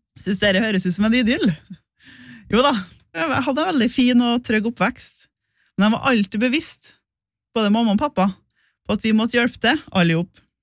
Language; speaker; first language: Norwegian; native; Norwegian